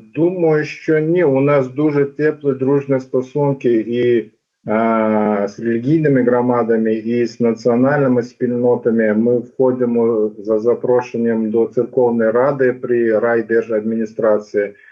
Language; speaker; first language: Ukrainian; non-native, local second language; Crimean Tatar